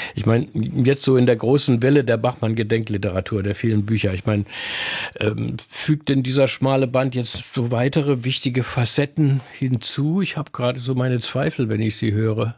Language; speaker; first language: German; native; German